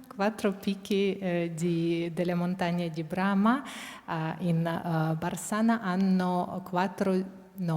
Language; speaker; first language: Italian; non-native, fluent; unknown